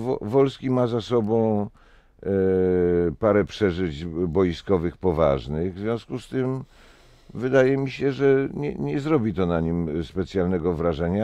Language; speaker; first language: Polish; native; Polish